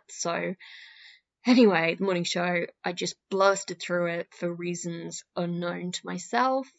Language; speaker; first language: English; native; English